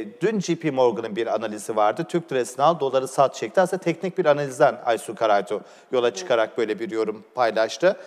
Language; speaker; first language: Turkish; native; Turkish